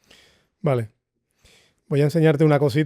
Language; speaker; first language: Spanish; native; Spanish